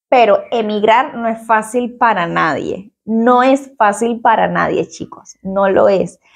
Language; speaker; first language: Spanish; native; Spanish